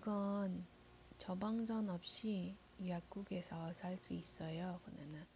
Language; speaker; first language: Korean; non-native, fluent; Iloko